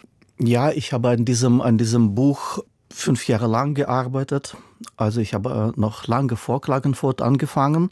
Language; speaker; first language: German; non-native, fluent; Russian